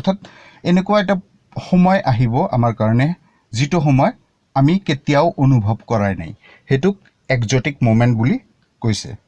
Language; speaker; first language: Assamese; native; Assamese